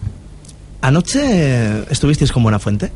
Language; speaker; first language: Spanish; native; Spanish